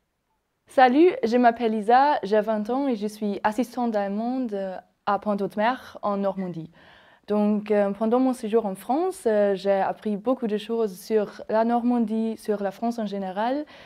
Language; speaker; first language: French; non-native, fluent; German